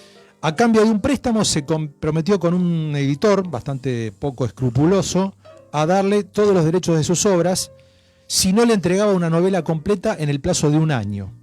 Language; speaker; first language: Spanish; native; Spanish